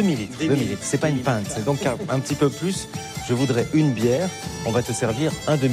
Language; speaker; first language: French; native; French